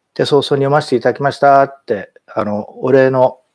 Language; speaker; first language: Japanese; native; Japanese